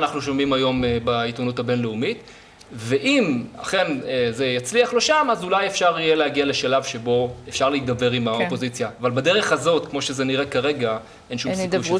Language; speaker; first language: Hebrew; native; Hebrew